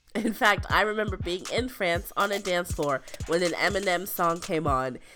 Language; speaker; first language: English; native; English